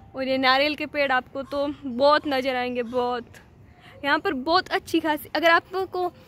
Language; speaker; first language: Hindi; native; Hindi